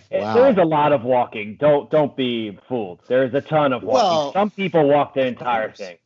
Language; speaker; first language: English; native; English